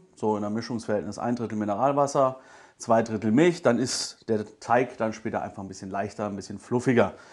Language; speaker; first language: German; native; German